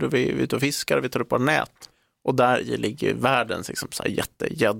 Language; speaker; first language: Swedish; native; Swedish